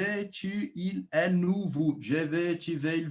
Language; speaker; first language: French; non-native, fluent; Portuguese